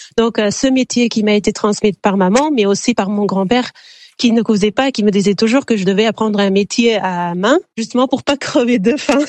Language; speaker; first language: French; non-native, fluent; Uzbek